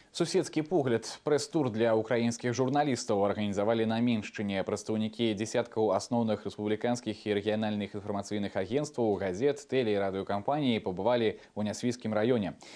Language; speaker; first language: Belarusian; native; Belarusian